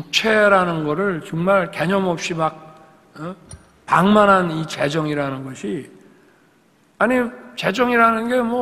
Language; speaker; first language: Korean; native; Korean